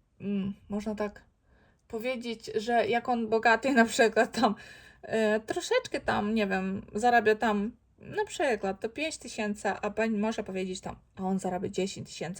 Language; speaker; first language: Polish; non-native, fluent; Ukrainian